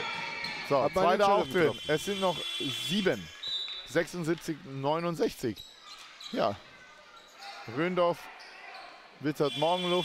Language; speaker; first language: German; native; German